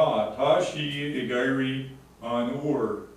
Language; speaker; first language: Irish; non-native, learner; English